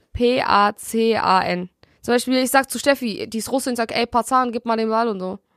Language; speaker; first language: German; early bilingual, other home language; Russian